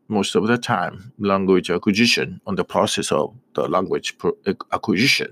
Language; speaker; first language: English; non-native, fluent; Japanese